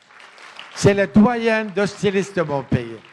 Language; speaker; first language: French; non-native, fluent; Turkish